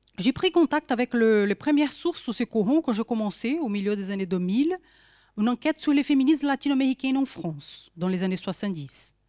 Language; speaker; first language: French; non-native, fluent; Portuguese